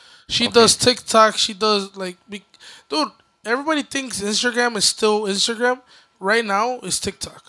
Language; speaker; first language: English; early bilingual, other home language; Spanish